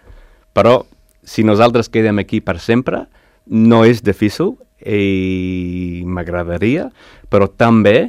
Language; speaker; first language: Catalan; non-native, learner; English